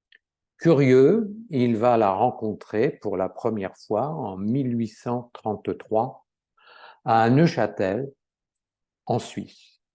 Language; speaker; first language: French; native; French